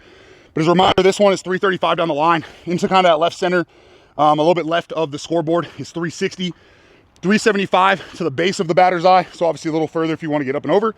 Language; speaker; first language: English; native; English